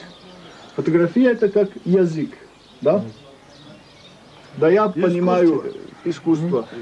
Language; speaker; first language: Russian; non-native, learner; French